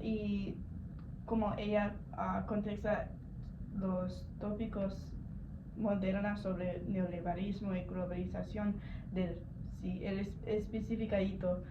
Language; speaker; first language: Spanish; non-native, learner; English